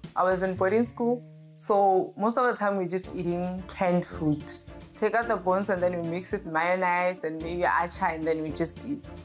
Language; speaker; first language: English; non-native, local second language; Northern Sotho